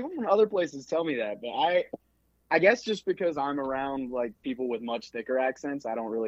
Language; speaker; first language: English; native; English